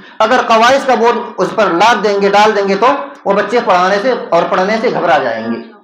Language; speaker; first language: Urdu; native; Urdu